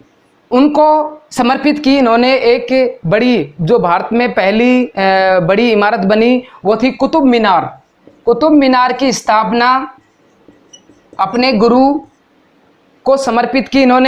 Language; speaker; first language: Hindi; native; Hindi